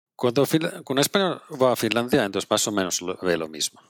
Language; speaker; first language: Spanish; non-native, fluent; Finnish